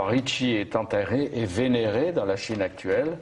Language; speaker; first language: French; native; French